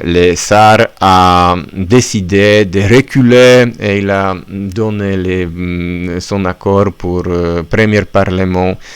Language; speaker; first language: French; non-native, learner; Polish